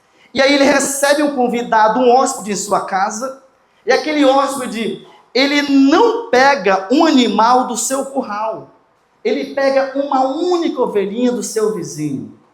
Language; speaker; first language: Portuguese; native; Portuguese